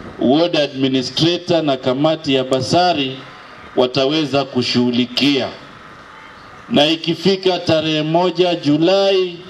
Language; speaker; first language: Swahili; non-native, local second language; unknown